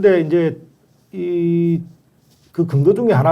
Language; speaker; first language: Korean; native; Korean